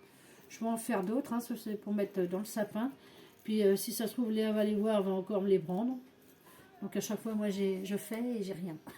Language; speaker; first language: French; native; French